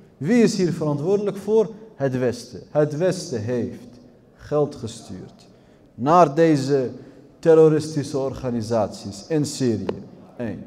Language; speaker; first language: Dutch; early bilingual, other home language; Arabic